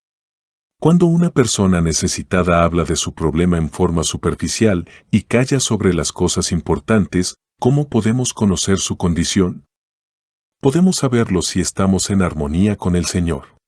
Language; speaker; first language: Spanish; native; Spanish